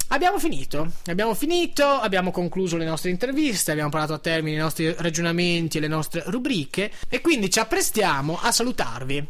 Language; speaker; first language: Italian; native; Italian